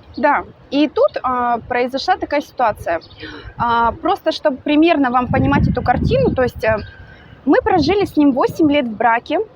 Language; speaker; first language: Russian; native; Russian